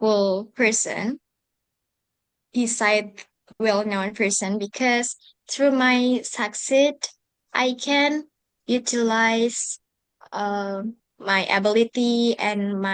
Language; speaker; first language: English; non-native, learner; Indonesian